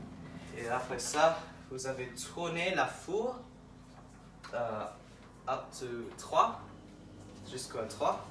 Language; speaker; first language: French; non-native, learner; English